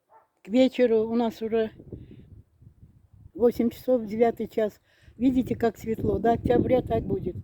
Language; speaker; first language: Russian; non-native, fluent; Azerbaijani